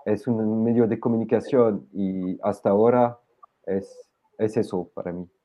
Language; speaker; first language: Spanish; non-native, fluent; French